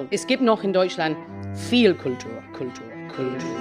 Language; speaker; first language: German; non-native, fluent; English